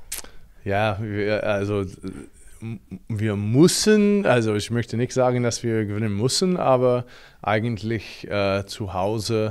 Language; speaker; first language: German; non-native, fluent; English